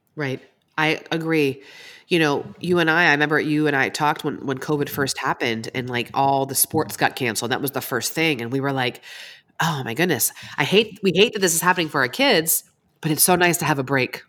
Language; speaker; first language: English; native; English